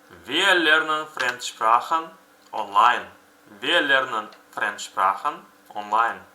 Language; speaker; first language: German; non-native, fluent; Uzbek